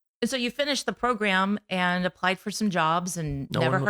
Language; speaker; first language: English; native; English